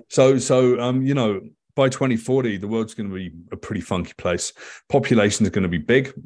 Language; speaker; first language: English; native; English